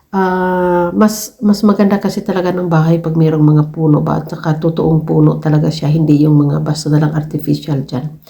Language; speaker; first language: Filipino; native; Filipino